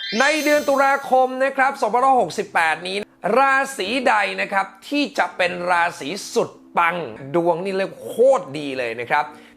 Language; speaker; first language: Thai; native; Thai